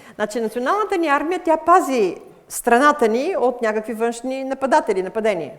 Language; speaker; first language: Bulgarian; native; Bulgarian